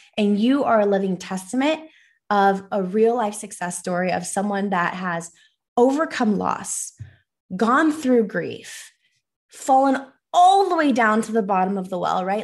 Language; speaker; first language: English; native; English